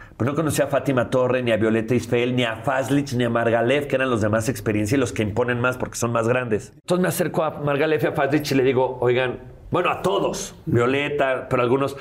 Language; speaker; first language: Spanish; native; Spanish